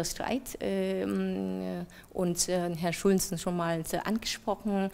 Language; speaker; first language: German; non-native, fluent; Vietnamese